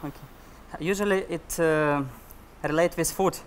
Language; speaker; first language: English; non-native, learner; Russian